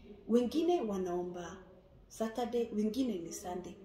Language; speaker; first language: English; non-native, local second language; Swahili